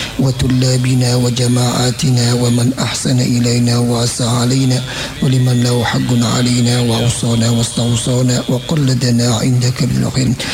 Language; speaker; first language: Arabic; non-native, fluent; Javanese